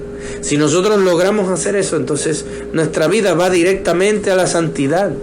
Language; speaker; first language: Spanish; native; Spanish